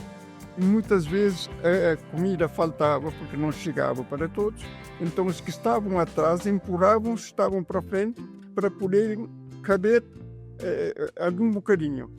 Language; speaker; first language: Portuguese; non-native, local second language; Kabuverdianu